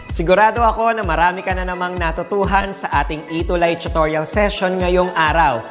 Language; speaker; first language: Filipino; native; Filipino